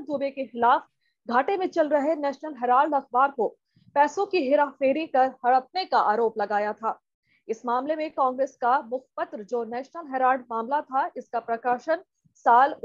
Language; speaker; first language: Hindi; native; Hindi